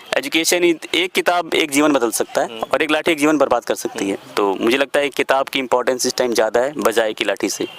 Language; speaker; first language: Hindi; native; Hindi